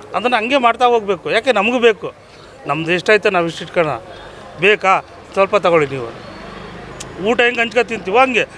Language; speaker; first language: Kannada; native; Kannada